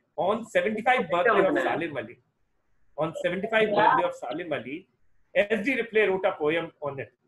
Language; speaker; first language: English; non-native, local second language; Hindi